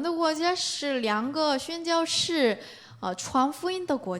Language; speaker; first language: Chinese; non-native, learner; Korean